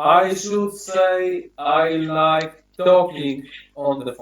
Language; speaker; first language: English; non-native, learner; Polish